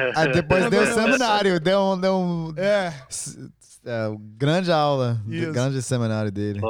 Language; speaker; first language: Portuguese; non-native, learner; English